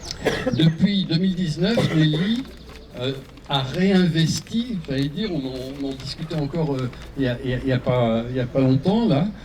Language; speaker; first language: French; native; French